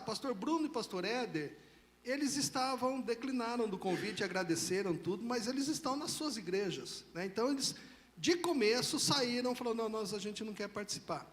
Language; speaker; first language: Portuguese; native; Portuguese